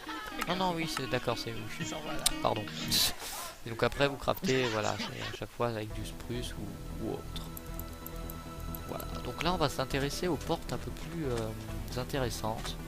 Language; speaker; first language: French; native; French